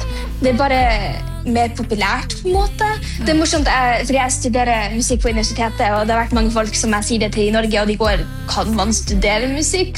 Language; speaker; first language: Norwegian; early bilingual, heritage; English